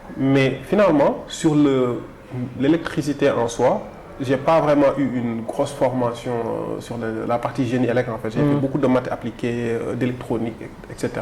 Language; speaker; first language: French; non-native, local second language; Wolof